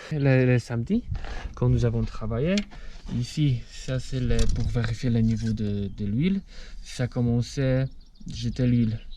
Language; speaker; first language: French; non-native, fluent; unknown